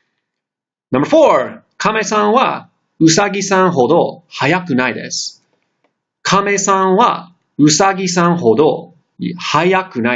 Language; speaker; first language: Japanese; non-native, fluent; English